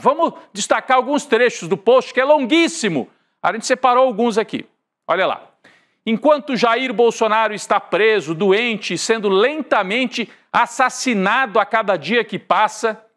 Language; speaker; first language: Portuguese; native; Portuguese